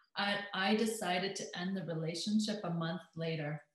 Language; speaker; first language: English; native; English